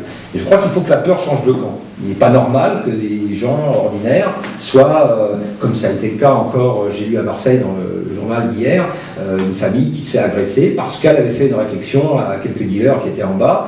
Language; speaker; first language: French; native; French